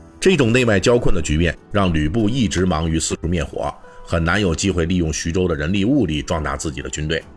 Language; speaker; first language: Chinese; native; Chinese